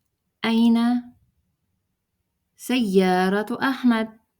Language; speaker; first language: Arabic; non-native, fluent; Russian